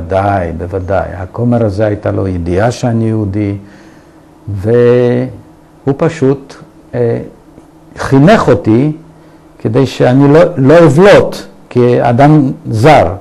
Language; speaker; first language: Hebrew; early bilingual, other home language; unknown